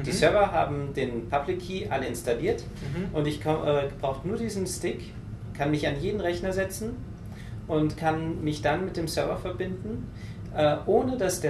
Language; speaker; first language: German; native; German